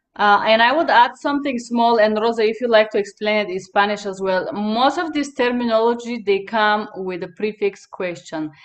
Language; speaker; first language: English; non-native, fluent; Bulgarian